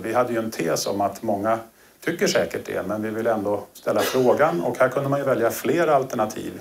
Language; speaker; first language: Swedish; native; Swedish